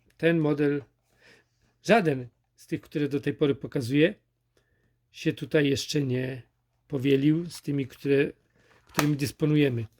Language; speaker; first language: Polish; native; Polish